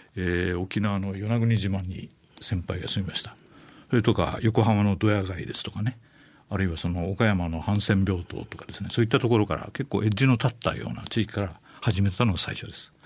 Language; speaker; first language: Japanese; native; Japanese